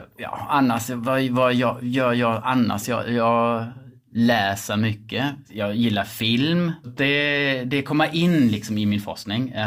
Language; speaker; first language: Swedish; non-native, fluent; German